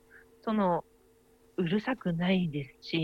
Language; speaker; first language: Japanese; non-native, fluent; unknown